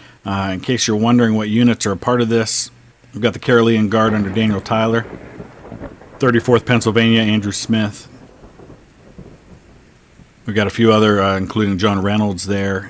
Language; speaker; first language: English; native; English